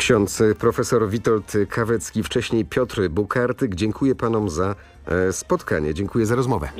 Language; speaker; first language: Polish; native; Polish